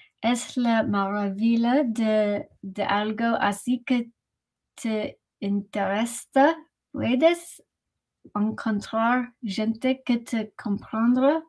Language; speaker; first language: Spanish; non-native, learner; English